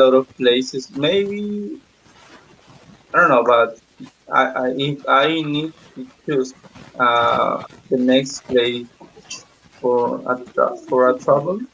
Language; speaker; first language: English; non-native, learner; Spanish